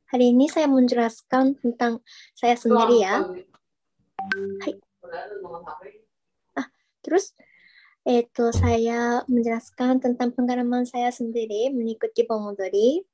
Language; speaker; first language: Indonesian; non-native, fluent; Japanese